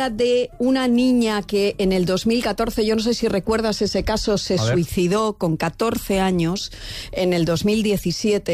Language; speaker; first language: Spanish; native; Spanish